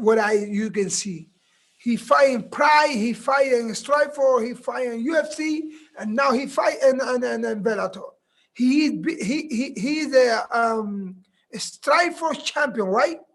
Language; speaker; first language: English; non-native, learner; Spanish